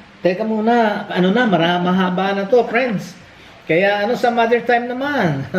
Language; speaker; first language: Filipino; native; Filipino